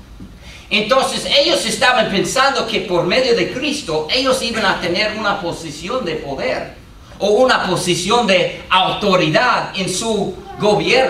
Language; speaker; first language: Spanish; non-native, fluent; English